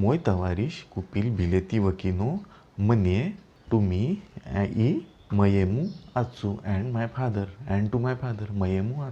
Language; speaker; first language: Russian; non-native, fluent; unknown